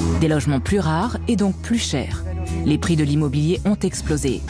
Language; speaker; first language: French; native; French